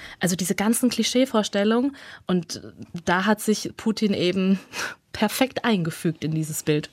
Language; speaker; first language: German; early bilingual, other home language; Russian